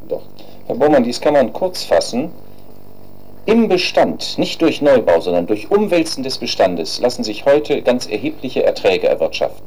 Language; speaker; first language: German; native; German